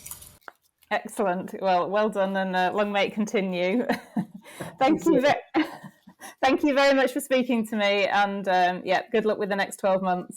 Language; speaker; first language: English; native; English